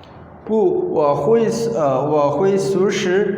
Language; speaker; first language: Chinese; non-native, learner; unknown